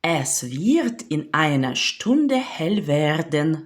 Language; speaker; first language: German; non-native, fluent; Ukrainian